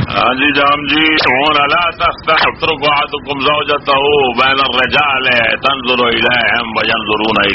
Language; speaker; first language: Urdu; native; Urdu